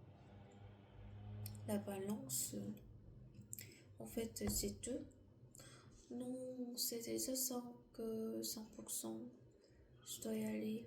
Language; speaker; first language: French; non-native, learner; Korean